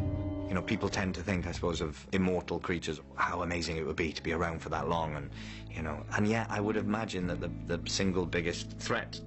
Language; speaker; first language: English; native; English